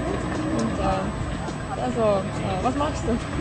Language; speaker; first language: German; non-native, learner; English